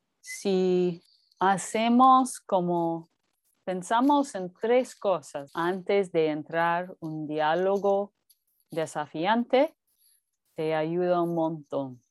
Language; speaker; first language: Spanish; non-native, fluent; English